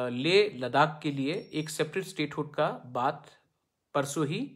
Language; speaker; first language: Hindi; non-native, local second language; Bangla